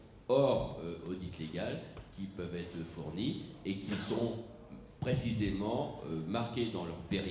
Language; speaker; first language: French; native; French